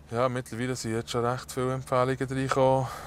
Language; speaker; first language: German; native; German